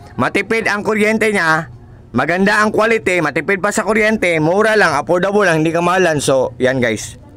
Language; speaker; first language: Filipino; non-native, local second language; Cebuano